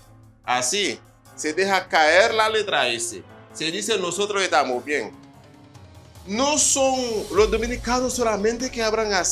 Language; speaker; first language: Spanish; non-native, fluent; Haitian Creole